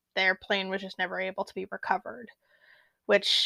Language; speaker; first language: English; native; English